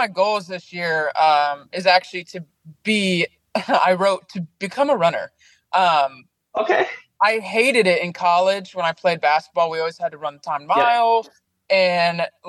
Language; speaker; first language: English; native; English